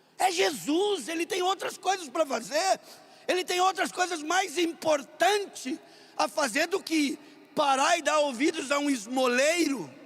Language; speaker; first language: Portuguese; non-native, local second language; German